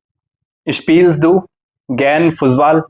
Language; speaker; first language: German; non-native, fluent; Hindi